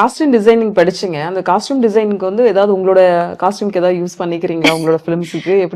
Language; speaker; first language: Tamil; native; Tamil